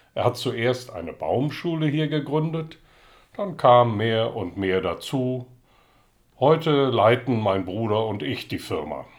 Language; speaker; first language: German; early bilingual, other home language; Dutch